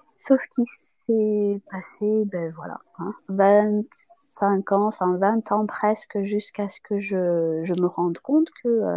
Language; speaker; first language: French; non-native, local second language; Malagasy